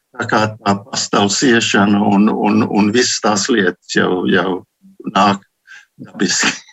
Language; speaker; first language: Latvian; early bilingual, heritage; Latvian